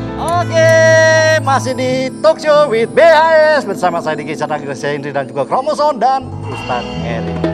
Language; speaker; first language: Indonesian; native; Indonesian